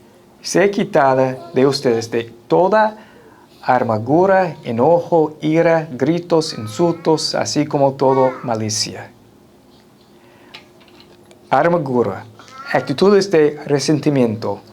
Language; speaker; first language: Spanish; non-native, fluent; English